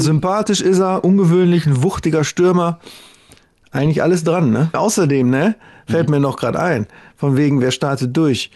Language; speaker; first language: German; native; German